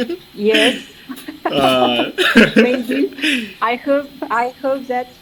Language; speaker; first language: English; non-native, learner; Kazakh